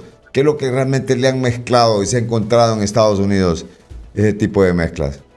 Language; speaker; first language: Spanish; native; Spanish